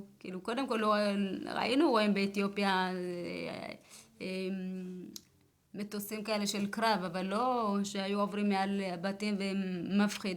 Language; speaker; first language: Hebrew; early bilingual, other home language; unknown